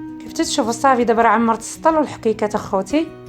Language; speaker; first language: Arabic; native; Arabic